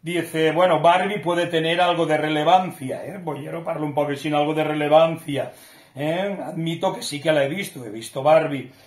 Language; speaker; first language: Spanish; non-native, local second language; Catalan